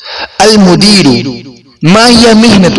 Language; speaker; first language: Arabic; non-native, fluent; Urdu